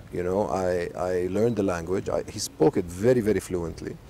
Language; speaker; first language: English; non-native, fluent; Arabic